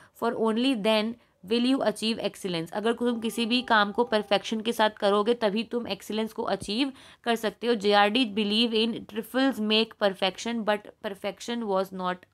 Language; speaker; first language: Hindi; native; Hindi